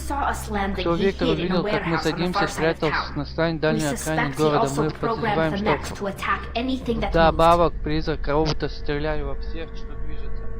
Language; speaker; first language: Russian; native; Russian